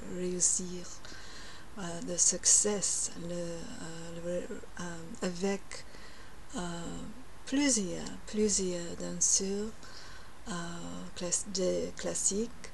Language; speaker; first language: French; non-native, learner; English